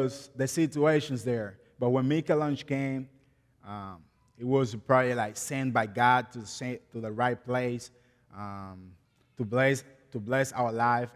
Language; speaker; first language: English; non-native, learner; Spanish